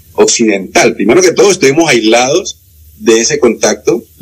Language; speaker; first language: Spanish; native; Spanish